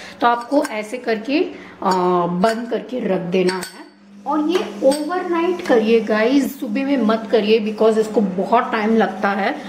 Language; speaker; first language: Hindi; non-native, local second language; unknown